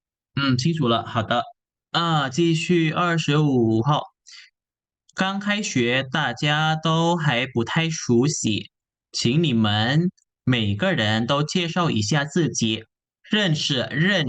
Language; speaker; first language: Chinese; non-native, fluent; Indonesian